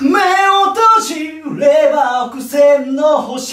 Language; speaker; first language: Japanese; native; Japanese